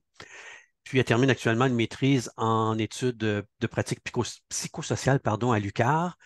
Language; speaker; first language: French; native; French